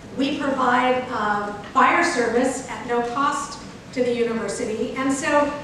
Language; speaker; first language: English; native; English